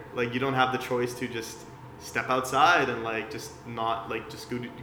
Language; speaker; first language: English; early bilingual, other home language; Persian